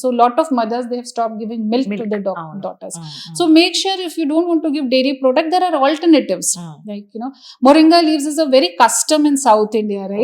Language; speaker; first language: English; non-native, local second language; Hindi